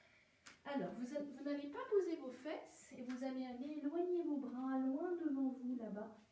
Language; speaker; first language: French; native; French